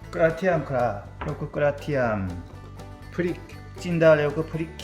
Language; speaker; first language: Thai; non-native, learner; Korean